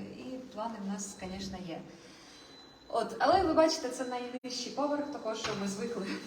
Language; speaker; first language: Ukrainian; non-native, local second language; Russian